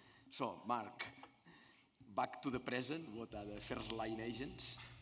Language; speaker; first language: English; non-native, fluent; Spanish